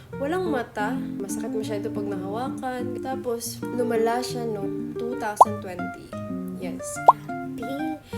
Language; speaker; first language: Filipino; non-native, local second language; Hiligaynon